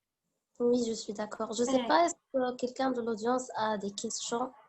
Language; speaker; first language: French; non-native, local second language; Arabic